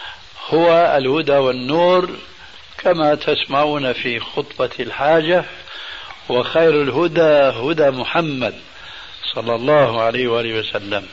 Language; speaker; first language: Arabic; early bilingual, other home language; Albanian